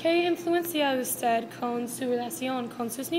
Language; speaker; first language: Spanish; non-native, learner; English